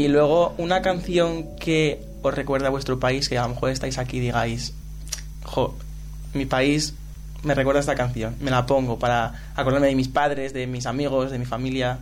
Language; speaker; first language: Spanish; native; Spanish